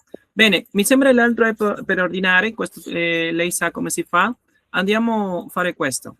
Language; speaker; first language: Italian; non-native, learner; Spanish